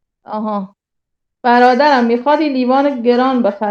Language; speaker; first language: Persian; native; Persian